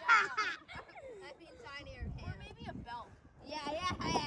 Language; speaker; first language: English; native; English